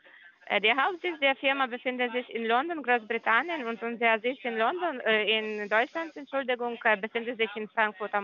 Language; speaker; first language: German; non-native, learner; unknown